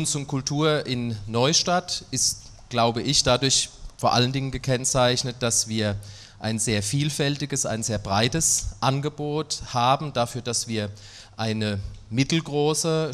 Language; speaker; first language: German; native; German